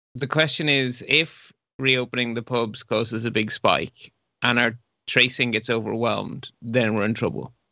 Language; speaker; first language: English; non-native, fluent; Dutch